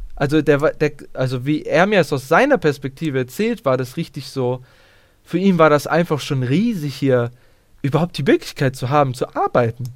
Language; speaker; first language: German; early bilingual, other home language; Bosnian